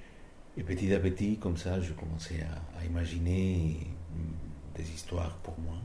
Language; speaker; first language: French; non-native, fluent; Spanish